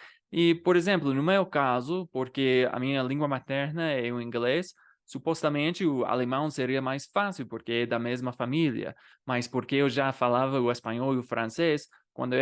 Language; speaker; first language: Portuguese; non-native, fluent; English